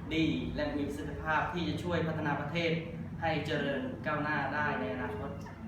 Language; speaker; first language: Thai; non-native, learner; Khmer